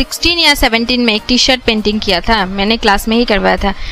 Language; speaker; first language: Hindi; non-native, local second language; Bangla